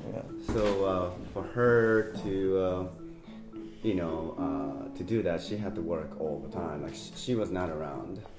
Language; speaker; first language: English; non-native, fluent; Japanese